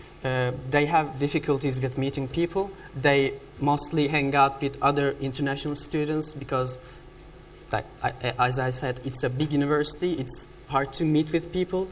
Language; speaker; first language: English; non-native, fluent; Turkish